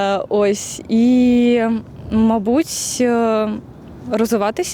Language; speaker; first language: Ukrainian; native; Ukrainian